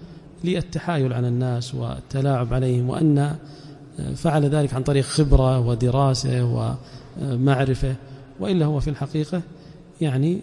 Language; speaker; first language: Arabic; native; Arabic